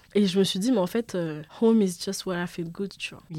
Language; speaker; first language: French; early bilingual, other home language; Bambara